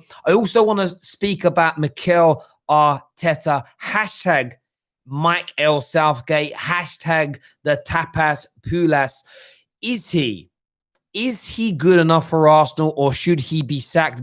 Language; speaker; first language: English; native; English